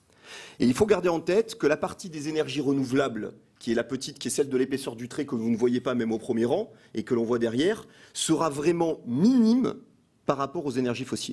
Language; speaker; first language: French; native; French